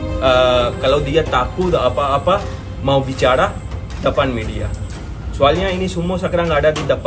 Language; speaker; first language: Indonesian; non-native, fluent; Hindi